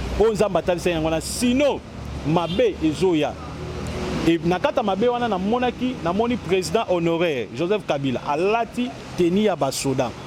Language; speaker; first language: Lingala; native; Lingala